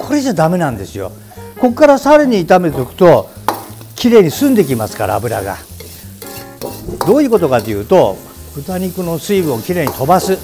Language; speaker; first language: Japanese; native; Japanese